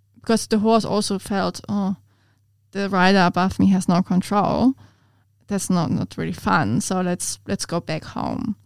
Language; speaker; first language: English; non-native, fluent; German